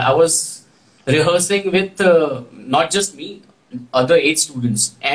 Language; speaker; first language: English; non-native, local second language; Gujarati